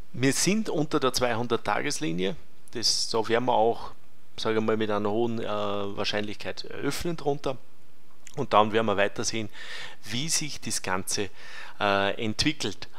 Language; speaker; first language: German; native; German